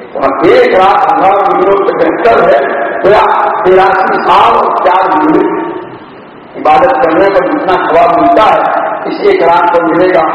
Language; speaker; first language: Urdu; native; Urdu